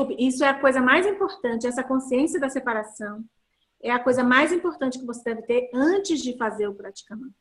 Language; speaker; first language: Portuguese; native; Portuguese